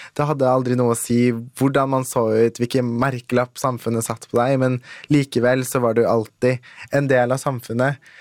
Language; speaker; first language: Norwegian; early bilingual, other home language; Persian